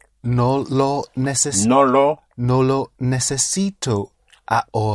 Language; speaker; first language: Spanish; non-native, learner; English